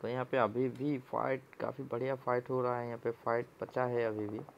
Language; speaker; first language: Hindi; non-native, local second language; Assamese